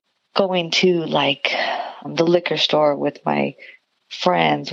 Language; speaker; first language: English; native; English